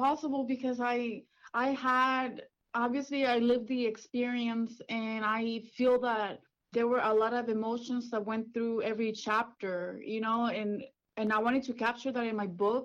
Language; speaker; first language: English; early bilingual, other home language; Spanish